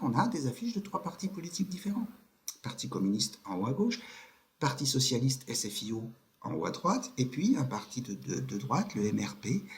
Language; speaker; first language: French; native; French